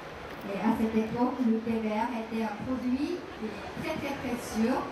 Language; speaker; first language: French; non-native, fluent; Japanese